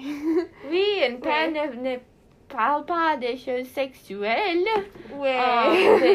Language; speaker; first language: French; non-native, learner; Portuguese